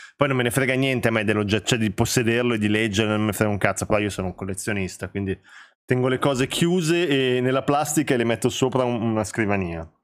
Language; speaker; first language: Italian; early bilingual, other home language; Albanian